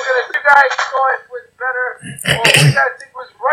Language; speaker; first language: English; native; English